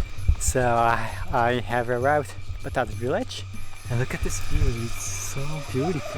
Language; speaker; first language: English; non-native, learner; Japanese